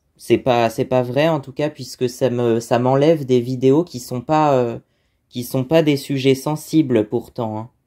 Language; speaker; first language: French; native; French